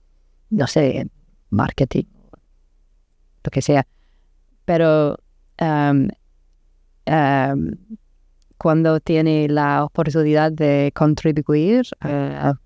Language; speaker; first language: Spanish; non-native, learner; English